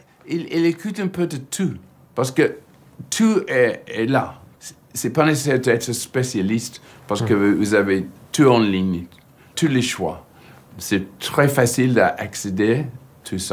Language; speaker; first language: French; non-native, fluent; English